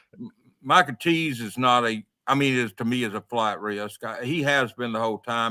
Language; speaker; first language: English; native; English